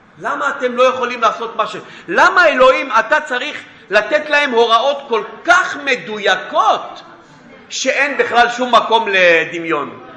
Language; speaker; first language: Hebrew; non-native, fluent; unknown